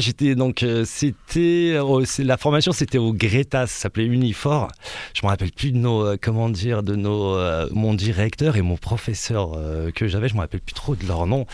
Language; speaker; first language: French; early bilingual, other home language; Arabic